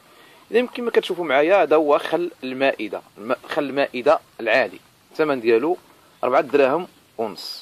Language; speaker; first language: Arabic; native; Arabic